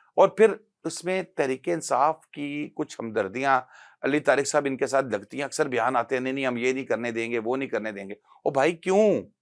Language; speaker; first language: Urdu; non-native, local second language; Pashto